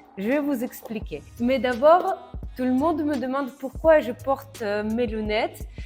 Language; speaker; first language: French; non-native, fluent; Russian